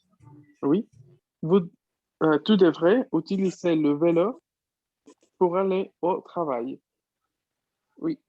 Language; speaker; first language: French; non-native, fluent; Spanish